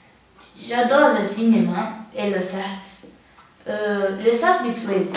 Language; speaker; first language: French; non-native, learner; Spanish